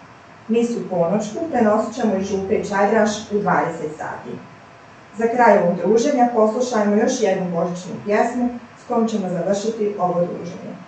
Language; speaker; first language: Croatian; native; Croatian